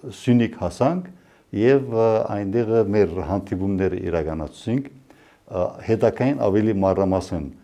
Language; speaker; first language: Armenian; early bilingual, heritage; Armenian